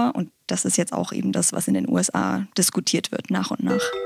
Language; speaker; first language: German; native; German